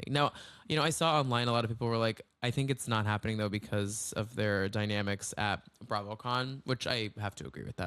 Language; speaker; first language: English; native; English